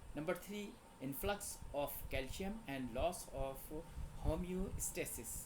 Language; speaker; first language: English; non-native, local second language; Urdu